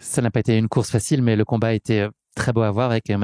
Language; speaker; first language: French; native; French